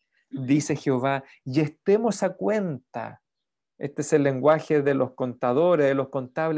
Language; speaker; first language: Spanish; native; Spanish